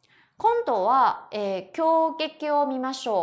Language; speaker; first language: Japanese; non-native, fluent; Chinese